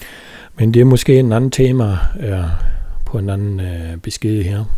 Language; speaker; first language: Danish; non-native, fluent; German